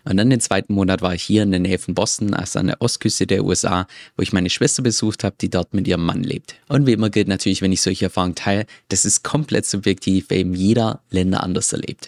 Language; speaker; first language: German; native; German